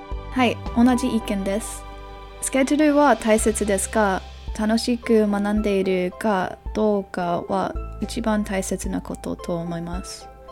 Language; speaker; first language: Japanese; non-native, learner; English